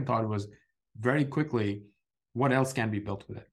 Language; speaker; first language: English; non-native, local second language; Urdu